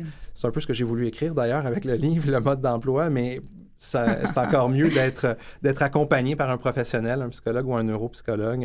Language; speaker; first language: French; native; French